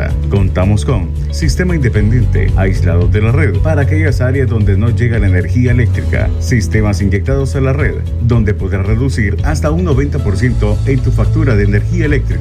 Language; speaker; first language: Spanish; native; Spanish